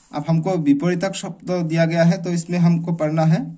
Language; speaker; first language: Hindi; non-native, local second language; Assamese